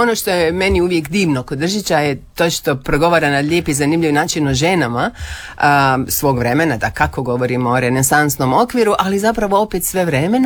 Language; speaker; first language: Serbian; native; Serbian